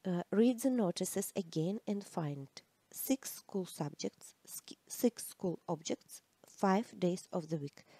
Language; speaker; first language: English; non-native, fluent; Russian